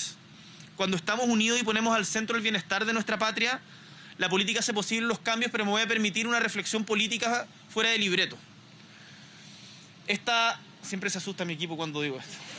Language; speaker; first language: Spanish; native; Spanish